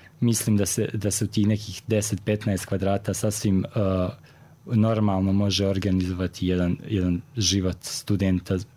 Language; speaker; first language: Croatian; native; Croatian